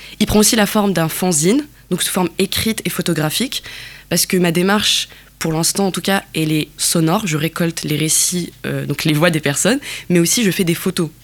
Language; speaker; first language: French; non-native, local second language; Kabyle